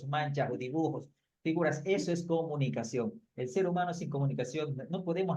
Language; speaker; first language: Spanish; native; Spanish